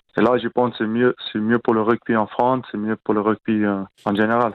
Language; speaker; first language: French; non-native, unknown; Afrikaans